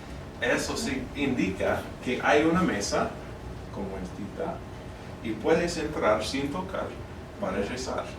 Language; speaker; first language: Spanish; non-native, fluent; English